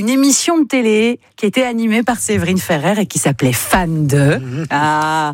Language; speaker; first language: French; native; French